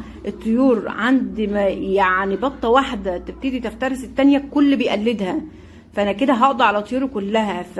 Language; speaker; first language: Arabic; native; Arabic